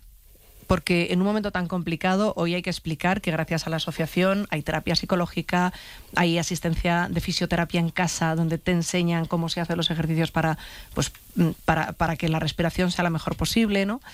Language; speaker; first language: Spanish; native; Spanish